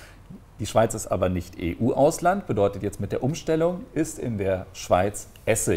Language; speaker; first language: German; native; German